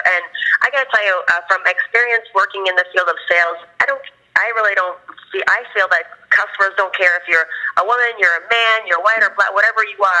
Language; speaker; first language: English; native; English